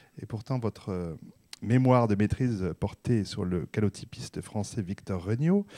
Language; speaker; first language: French; native; French